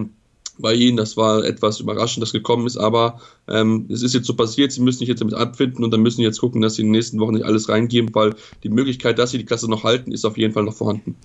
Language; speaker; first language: German; native; German